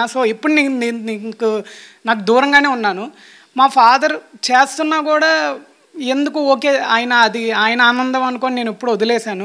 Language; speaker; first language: Telugu; native; Telugu